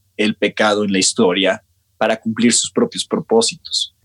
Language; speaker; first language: Spanish; native; Spanish